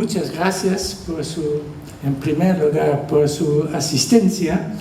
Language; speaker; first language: Spanish; non-native, fluent; Dutch